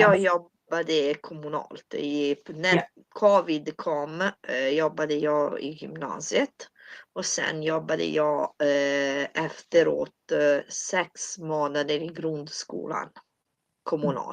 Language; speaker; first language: Swedish; non-native, fluent; Italian